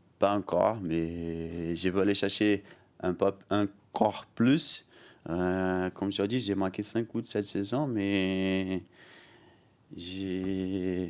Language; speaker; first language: French; non-native, learner; Portuguese